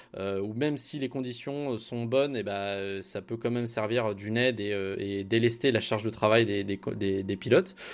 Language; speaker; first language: French; native; French